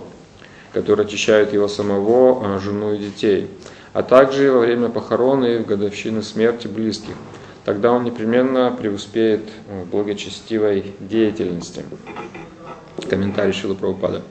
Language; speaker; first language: Russian; native; Russian